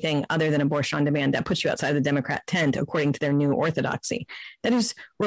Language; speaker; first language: English; native; English